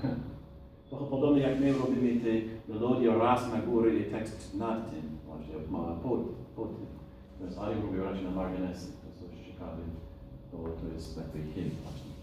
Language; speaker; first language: Polish; non-native, fluent; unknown